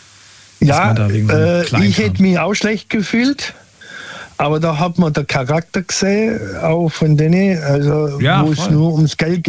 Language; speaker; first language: German; native; German